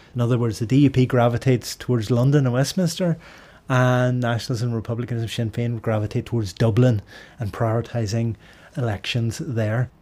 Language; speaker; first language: English; native; English